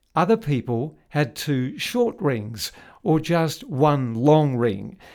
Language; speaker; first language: English; native; English